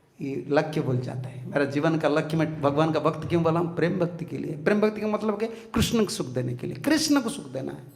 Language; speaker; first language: Hindi; non-native, local second language; Bangla